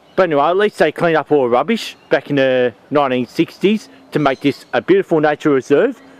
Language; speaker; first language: English; native; English